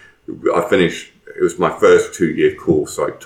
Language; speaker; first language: English; native; English